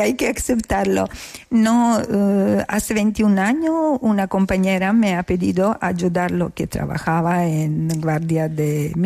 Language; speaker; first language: Spanish; non-native, learner; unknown